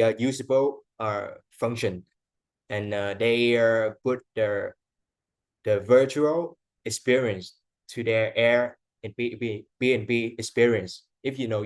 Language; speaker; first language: English; non-native, fluent; Vietnamese